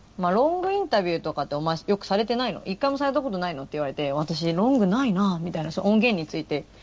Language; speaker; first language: Japanese; native; Japanese